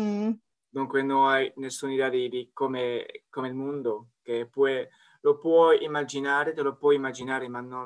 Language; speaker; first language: Italian; non-native, fluent; French